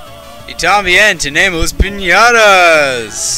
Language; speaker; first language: Spanish; non-native, learner; English